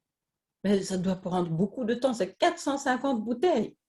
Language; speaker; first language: French; non-native, fluent; Swedish